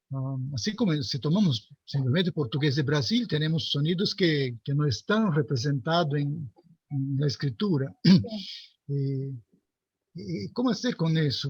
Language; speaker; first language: Spanish; non-native, fluent; Portuguese